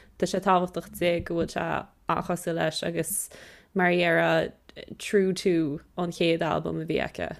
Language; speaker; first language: Irish; non-native, local second language; English